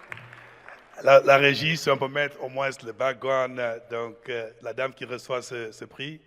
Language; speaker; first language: French; non-native, local second language; Wolof